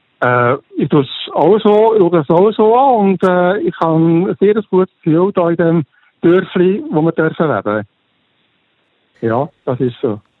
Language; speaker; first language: German; native; German